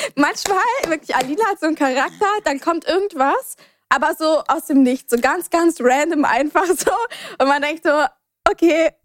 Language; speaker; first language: German; native; German